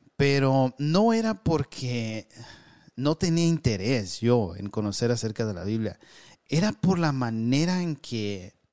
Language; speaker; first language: Spanish; early bilingual, heritage; Spanish